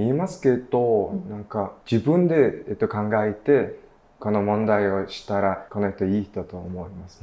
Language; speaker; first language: Japanese; non-native, learner; Mongolian